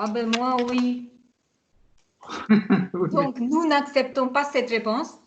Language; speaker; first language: French; non-native, fluent; Hungarian